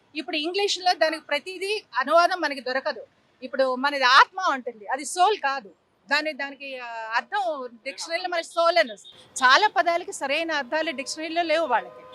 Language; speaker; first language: Telugu; native; Telugu